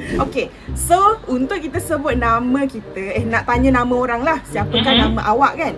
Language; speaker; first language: Malay; non-native, fluent; Korean